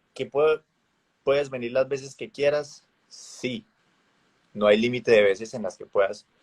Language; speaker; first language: Spanish; native; Spanish